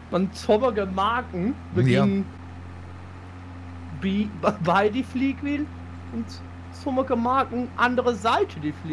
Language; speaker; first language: German; non-native, learner; Dutch